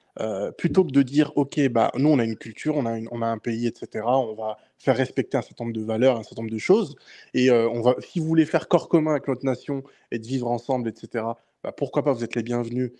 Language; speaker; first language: French; native; French